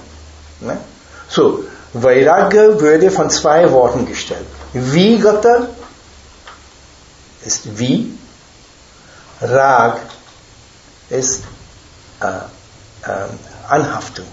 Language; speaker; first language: German; non-native, fluent; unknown